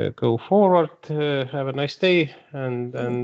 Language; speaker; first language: English; non-native, fluent; Estonian